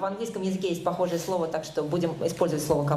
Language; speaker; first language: Russian; native; Russian